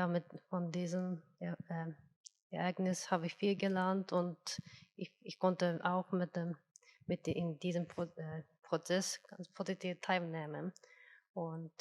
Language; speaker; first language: German; non-native, fluent; Japanese